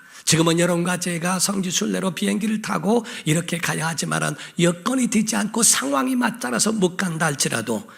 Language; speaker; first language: Korean; native; Korean